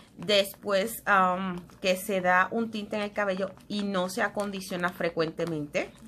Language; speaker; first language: Spanish; native; Spanish